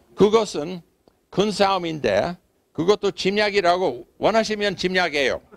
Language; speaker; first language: Korean; non-native, fluent; English